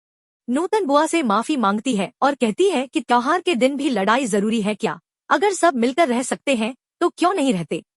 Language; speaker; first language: Hindi; native; Hindi